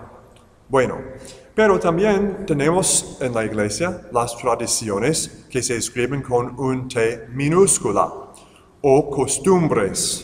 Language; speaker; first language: Spanish; non-native, fluent; English